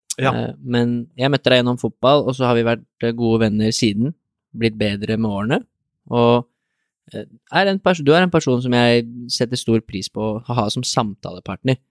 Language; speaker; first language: Norwegian; native; Norwegian